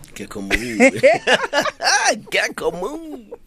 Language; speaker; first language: English; non-native, local second language; Xhosa